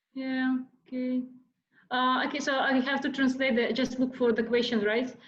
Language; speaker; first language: English; non-native, learner; Russian